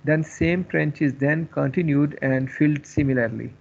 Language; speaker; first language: English; non-native, local second language; Urdu